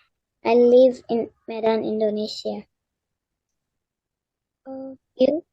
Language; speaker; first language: English; non-native, learner; Tamil